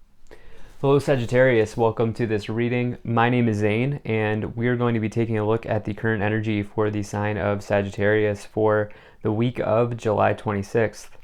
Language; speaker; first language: English; native; English